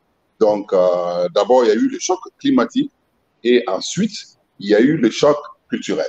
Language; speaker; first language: French; non-native, local second language; Mossi